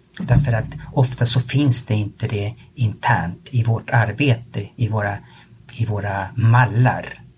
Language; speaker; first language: Swedish; early bilingual, other home language; Spanish